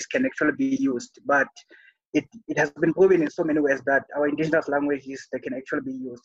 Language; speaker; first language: English; non-native, local second language; Southern Sotho